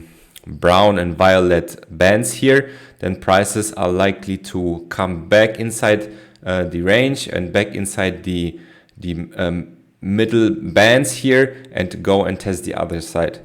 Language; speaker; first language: English; non-native, fluent; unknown